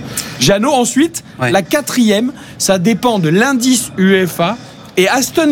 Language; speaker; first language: French; native; French